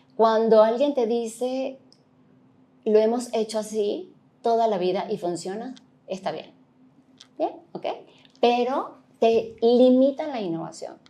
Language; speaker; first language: Spanish; native; Spanish